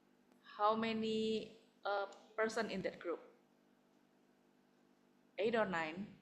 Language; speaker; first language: English; non-native, fluent; Indonesian